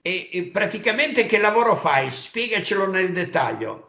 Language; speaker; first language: Italian; native; Italian